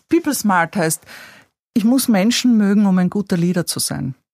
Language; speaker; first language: German; native; German